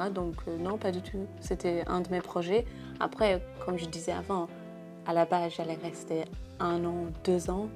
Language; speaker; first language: French; non-native, fluent; English